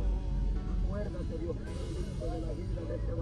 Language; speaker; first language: Spanish; native; Spanish